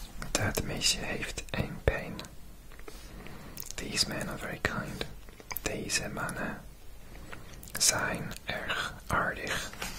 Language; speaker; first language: Dutch; non-native, learner; English